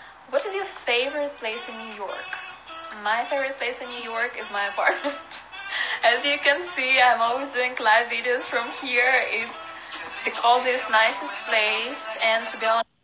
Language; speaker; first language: English; non-native, fluent; Russian